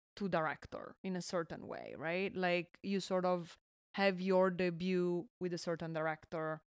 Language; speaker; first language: English; non-native, fluent; Italian